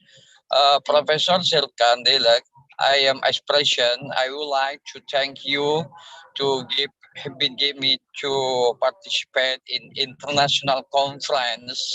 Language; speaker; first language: English; non-native, learner; Indonesian